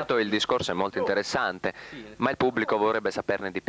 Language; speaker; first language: Italian; native; Italian